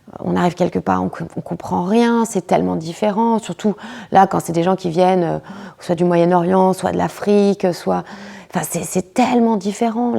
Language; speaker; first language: French; early bilingual, other home language; Spanish